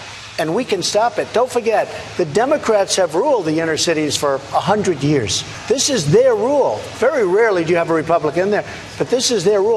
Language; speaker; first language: English; native; English